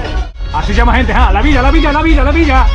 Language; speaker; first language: Spanish; non-native, learner; Japanese